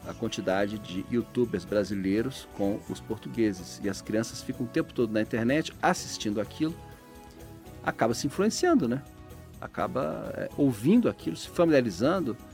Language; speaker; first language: Portuguese; native; Portuguese